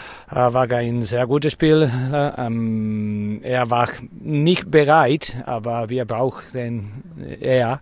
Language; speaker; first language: German; non-native, learner; Spanish